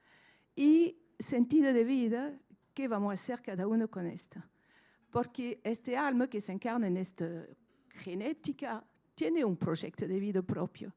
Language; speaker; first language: Spanish; non-native, fluent; French